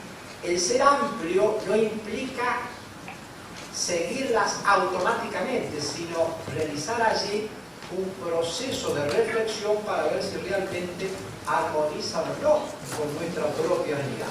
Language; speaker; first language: Spanish; native; Spanish